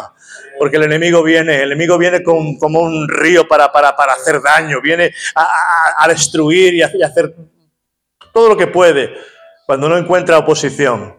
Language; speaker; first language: Spanish; native; Spanish